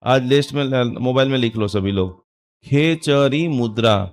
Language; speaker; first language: Hindi; non-native, local second language; Gujarati